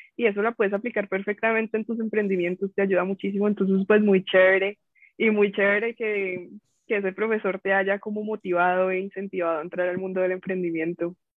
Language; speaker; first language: Spanish; native; Spanish